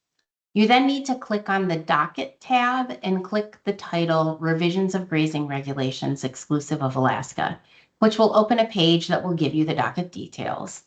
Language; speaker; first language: English; native; English